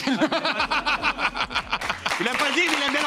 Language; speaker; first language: French; native; French